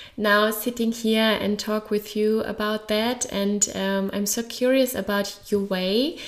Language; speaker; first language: English; non-native, fluent; German